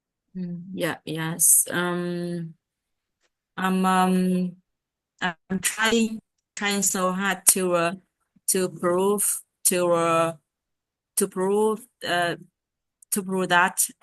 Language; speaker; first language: English; non-native, learner; Vietnamese